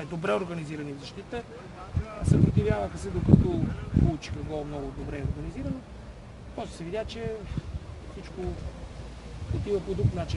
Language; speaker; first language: Bulgarian; native; Bulgarian